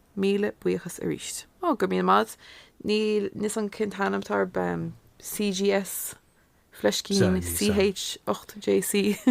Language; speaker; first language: Irish; non-native, local second language; English